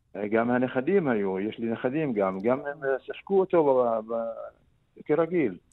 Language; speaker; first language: Hebrew; native; Hebrew